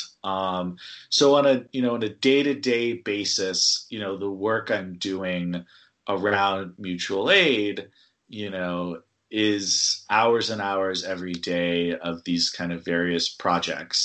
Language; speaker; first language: English; native; English